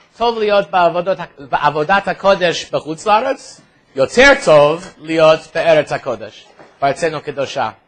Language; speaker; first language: Hebrew; non-native, fluent; English